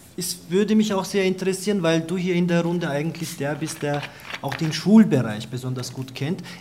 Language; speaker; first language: German; non-native, fluent; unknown